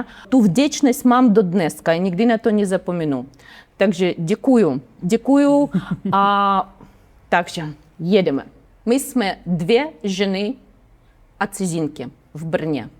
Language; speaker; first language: Czech; non-native, learner; Ukrainian